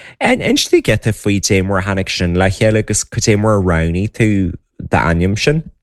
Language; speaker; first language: Irish; native; Irish